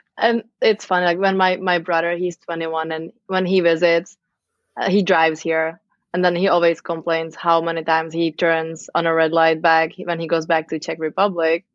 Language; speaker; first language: English; non-native, fluent; Czech